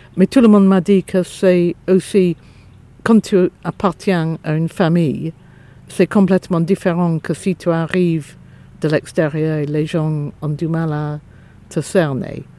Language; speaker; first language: French; non-native, fluent; English